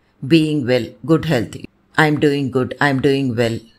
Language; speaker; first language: English; non-native, local second language; Tamil